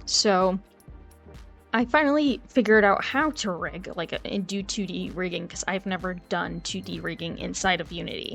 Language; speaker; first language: English; native; English